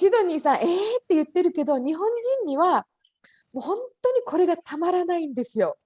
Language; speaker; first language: Japanese; native; Japanese